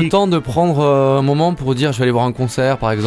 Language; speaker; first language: French; native; French